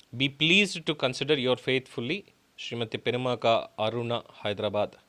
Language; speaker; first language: English; non-native, local second language; Telugu